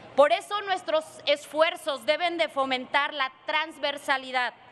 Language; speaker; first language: Spanish; native; Spanish